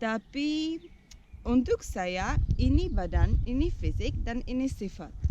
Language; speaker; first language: Indonesian; non-native, learner; Czech